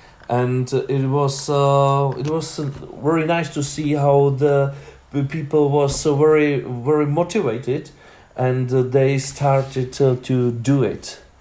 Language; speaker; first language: English; non-native, learner; Czech